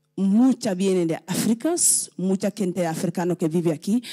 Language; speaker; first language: Spanish; non-native, learner; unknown